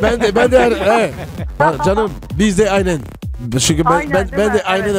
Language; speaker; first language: Turkish; non-native, learner; French